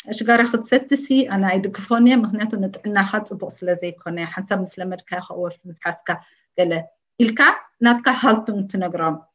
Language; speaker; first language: Tigrinya; early bilingual, heritage; Tigrinya